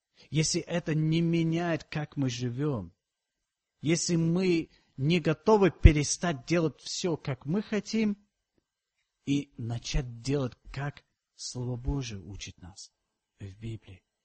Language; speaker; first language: Russian; non-native, fluent; English